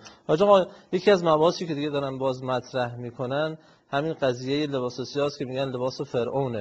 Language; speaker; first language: Persian; native; Persian